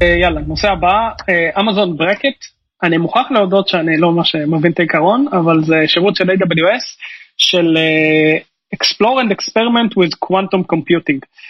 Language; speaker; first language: Hebrew; native; Hebrew